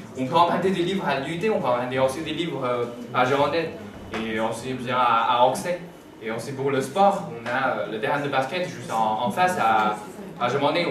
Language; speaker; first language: French; non-native, fluent; Chinese